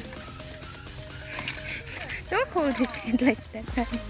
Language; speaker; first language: English; non-native, local second language; Filipino